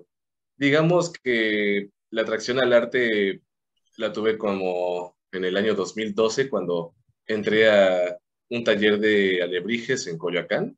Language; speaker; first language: Spanish; native; Spanish